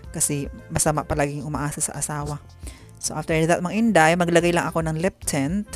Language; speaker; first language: Filipino; non-native, local second language; Cebuano